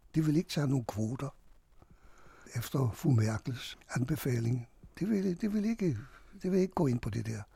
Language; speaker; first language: Danish; non-native, fluent; Hungarian